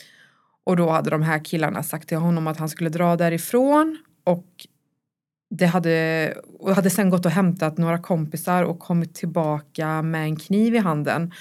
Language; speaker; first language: Swedish; native; Swedish